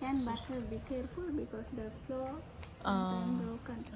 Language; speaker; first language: English; non-native, learner; Indonesian